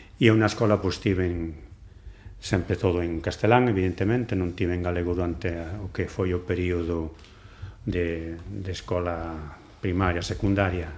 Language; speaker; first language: Galician; non-native, local second language; Spanish